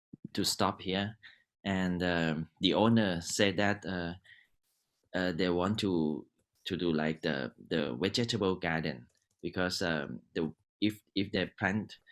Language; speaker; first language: English; non-native, learner; Thai